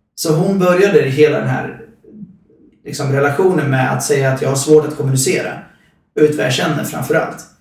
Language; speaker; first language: Swedish; native; Swedish